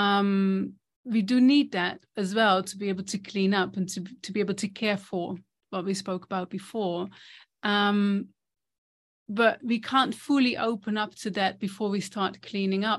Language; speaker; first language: English; non-native, fluent; Dutch